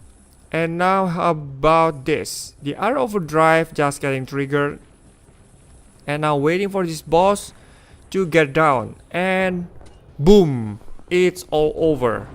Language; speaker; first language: English; non-native, fluent; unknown